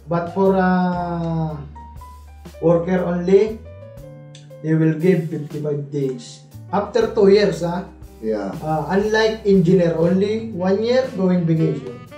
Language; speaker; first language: English; non-native, learner; Filipino